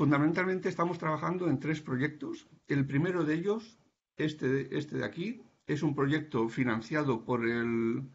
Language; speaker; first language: Spanish; native; Spanish